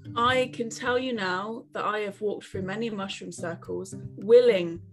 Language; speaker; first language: English; native; English